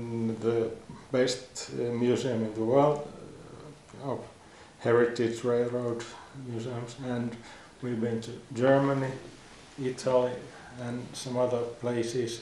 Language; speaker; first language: English; non-native, fluent; Finnish